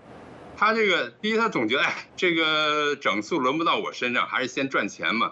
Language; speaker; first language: Chinese; native; Chinese